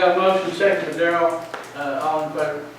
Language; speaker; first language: English; native; English